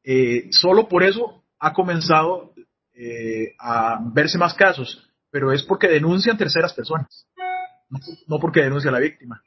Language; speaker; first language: Spanish; native; Spanish